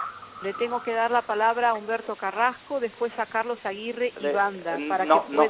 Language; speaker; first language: Spanish; native; Spanish